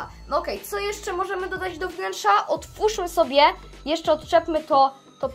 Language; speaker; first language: Polish; native; Polish